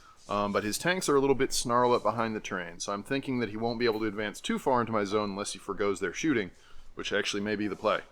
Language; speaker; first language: English; native; English